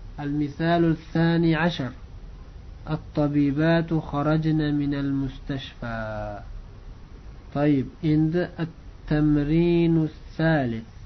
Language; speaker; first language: Arabic; non-native, fluent; Uzbek